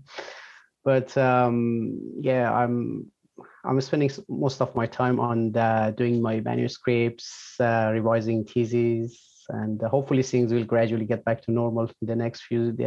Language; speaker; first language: English; non-native, fluent; Persian